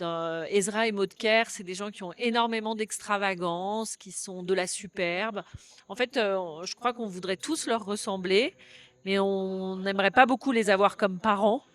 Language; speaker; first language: French; native; French